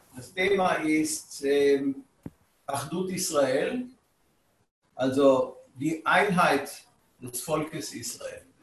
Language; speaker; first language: German; non-native, fluent; Hebrew